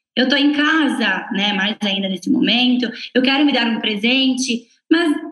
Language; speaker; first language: Portuguese; non-native, fluent; Italian